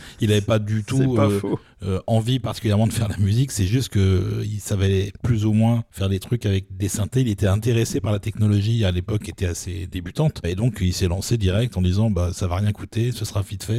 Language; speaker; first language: French; native; French